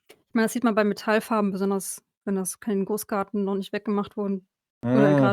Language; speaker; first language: German; native; German